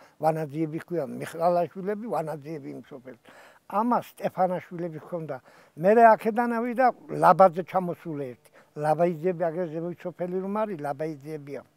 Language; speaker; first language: Georgian; native; Georgian